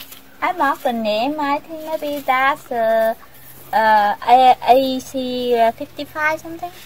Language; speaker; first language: English; non-native, learner; Vietnamese